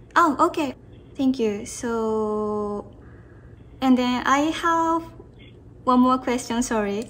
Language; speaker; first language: English; non-native, learner; Japanese